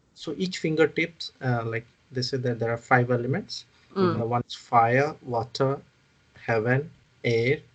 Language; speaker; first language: English; non-native, local second language; Odia